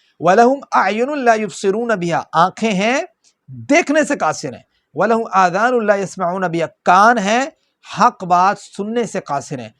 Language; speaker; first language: Urdu; non-native, local second language; Punjabi